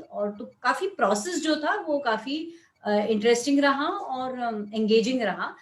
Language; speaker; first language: Hindi; non-native, local second language; Marathi